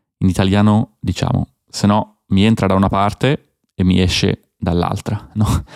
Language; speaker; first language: Italian; native; Italian